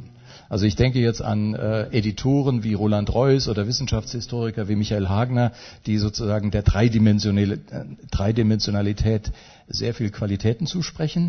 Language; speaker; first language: German; native; German